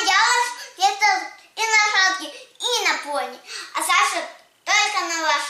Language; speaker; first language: Russian; early bilingual, heritage; Russian